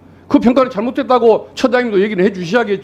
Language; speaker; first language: Korean; native; Korean